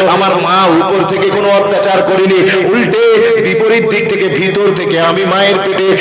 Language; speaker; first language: Bangla; native; Bangla